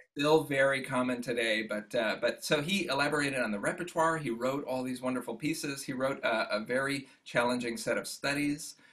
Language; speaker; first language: English; native; English